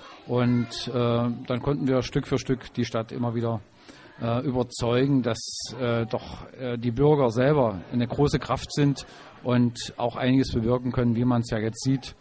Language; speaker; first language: German; native; German